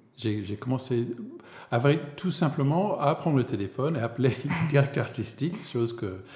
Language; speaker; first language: French; non-native, fluent; English